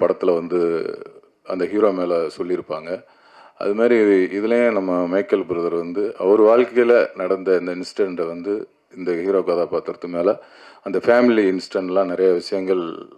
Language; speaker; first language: Tamil; native; Tamil